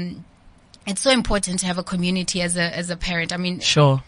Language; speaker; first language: English; non-native, local second language; Southern Sotho